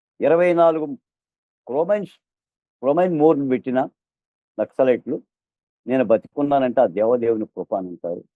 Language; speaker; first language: Telugu; native; Telugu